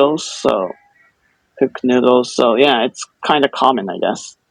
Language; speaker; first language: English; non-native, fluent; Japanese